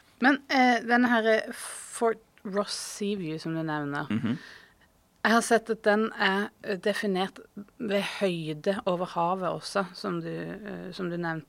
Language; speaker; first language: Norwegian; native; Norwegian